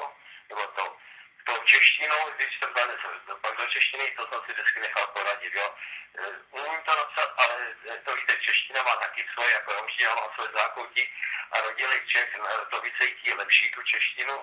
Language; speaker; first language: Czech; non-native, local second language; Romany